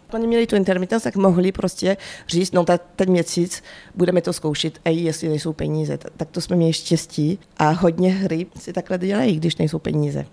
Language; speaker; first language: Czech; early bilingual, heritage; French